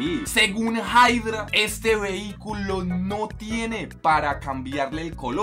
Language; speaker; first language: Spanish; native; Spanish